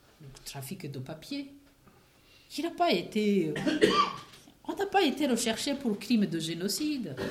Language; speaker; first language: French; non-native, local second language; Kinyarwanda